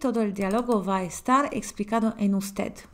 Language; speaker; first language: Spanish; non-native, fluent; Polish